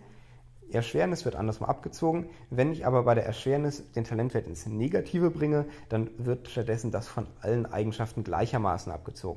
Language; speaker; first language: German; native; German